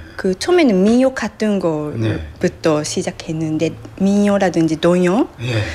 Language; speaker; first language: Korean; non-native, fluent; Japanese